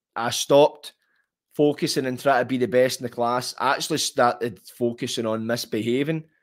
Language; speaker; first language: English; native; English